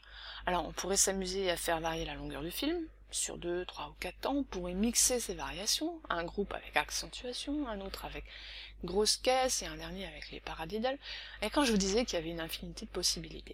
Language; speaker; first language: French; native; French